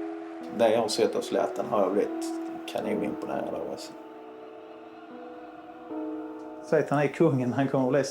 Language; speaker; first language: Swedish; native; Swedish